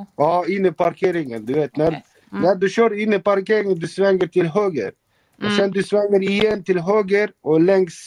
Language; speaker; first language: Swedish; non-native, local second language; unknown